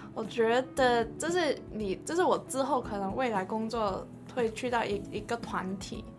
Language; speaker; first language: Chinese; non-native, local second language; Cantonese